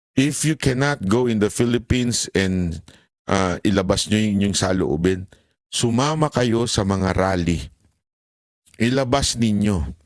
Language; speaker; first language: Filipino; native; Filipino